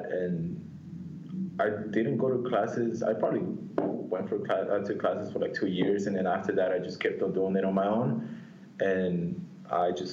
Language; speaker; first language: English; non-native, fluent; Spanish